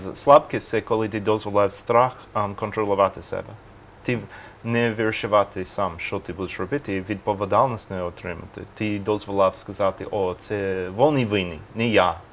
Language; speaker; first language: Ukrainian; non-native, learner; English